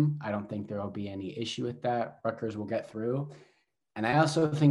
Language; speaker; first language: English; native; English